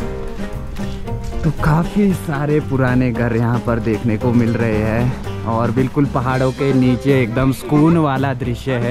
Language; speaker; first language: Hindi; non-native, local second language; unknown